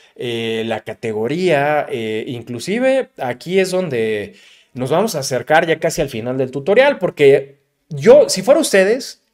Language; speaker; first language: Spanish; native; Spanish